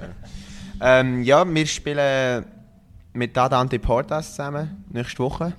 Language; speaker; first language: German; native; German